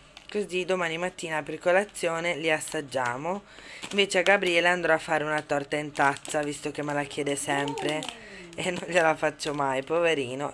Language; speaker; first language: Italian; native; Italian